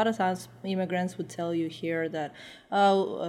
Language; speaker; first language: English; non-native, fluent; Uzbek